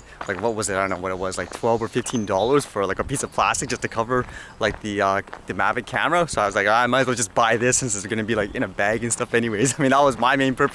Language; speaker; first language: English; native; English